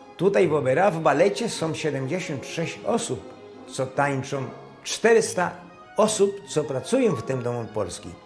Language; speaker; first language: Polish; early bilingual, heritage; Polish